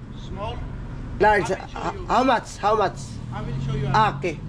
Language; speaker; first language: English; non-native, learner; Cebuano